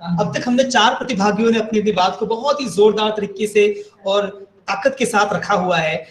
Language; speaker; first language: Hindi; native; Hindi